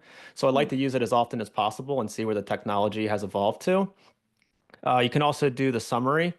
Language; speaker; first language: English; native; English